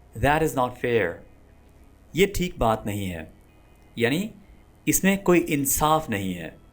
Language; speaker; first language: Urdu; non-native, local second language; Punjabi